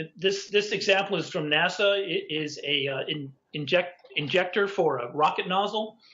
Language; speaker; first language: English; native; English